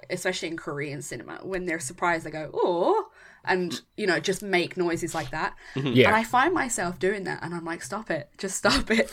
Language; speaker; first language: English; native; English